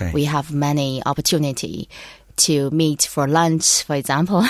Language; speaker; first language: English; non-native, learner; Chinese